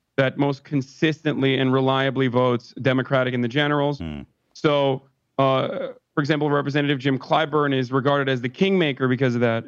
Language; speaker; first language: English; non-native, fluent; Turkish